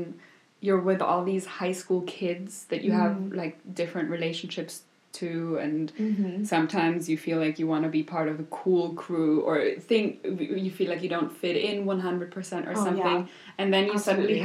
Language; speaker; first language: English; non-native, fluent; German